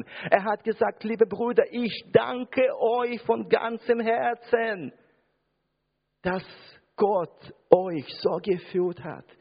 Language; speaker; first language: German; non-native, fluent; Russian